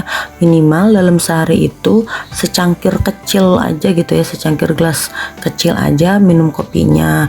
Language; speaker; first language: Indonesian; native; Indonesian